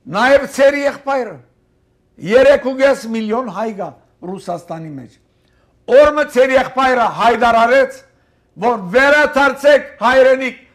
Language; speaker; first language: Armenian; early bilingual, heritage; Armenian